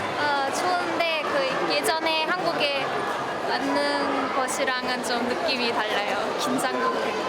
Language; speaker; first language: Korean; early bilingual, heritage; Korean